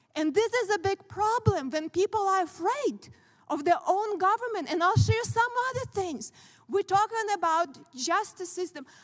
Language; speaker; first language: English; non-native, fluent; Ukrainian